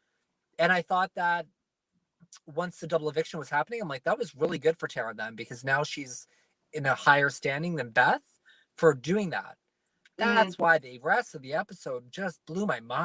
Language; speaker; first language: English; native; English